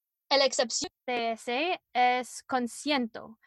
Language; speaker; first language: Spanish; non-native, learner; English